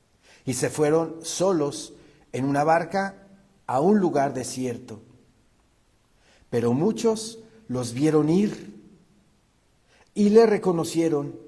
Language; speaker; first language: Spanish; native; Spanish